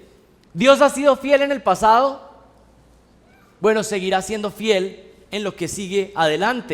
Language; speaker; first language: Spanish; native; Spanish